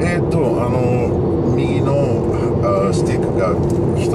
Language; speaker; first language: Japanese; non-native, learner; English